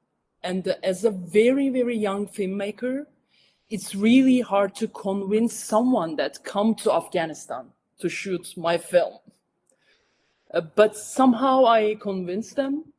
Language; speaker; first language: English; non-native, fluent; Turkish